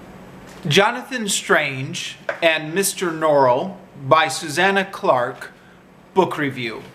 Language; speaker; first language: English; native; English